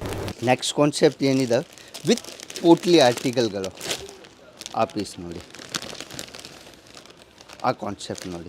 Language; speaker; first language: Kannada; non-native, fluent; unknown